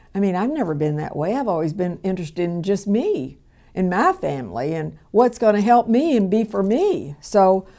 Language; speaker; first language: English; native; English